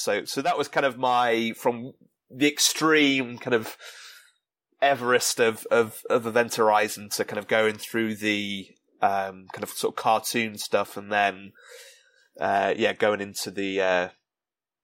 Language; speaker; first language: English; native; English